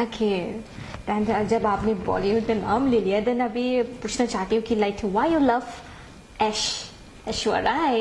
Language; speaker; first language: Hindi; non-native, local second language; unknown